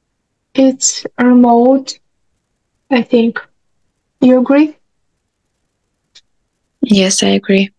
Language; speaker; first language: English; non-native, learner; Russian